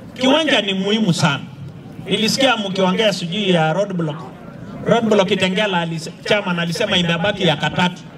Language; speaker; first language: Swahili; non-native, local second language; Masai